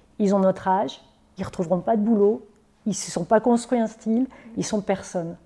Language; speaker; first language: French; native; French